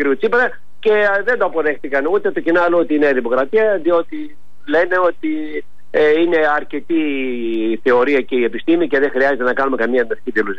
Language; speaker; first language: Greek; native; Greek